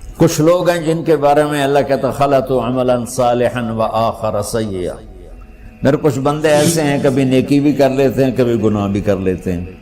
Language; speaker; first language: Urdu; non-native, local second language; Punjabi